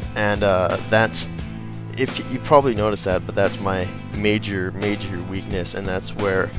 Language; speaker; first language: English; native; English